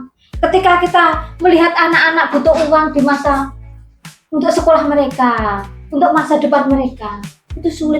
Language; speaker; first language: Indonesian; non-native, local second language; Javanese